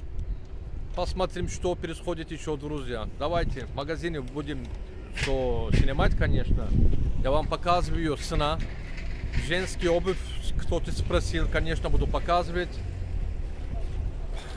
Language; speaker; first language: Russian; non-native, learner; Turkish